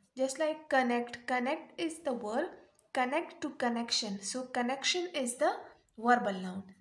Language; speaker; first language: English; non-native, local second language; Urdu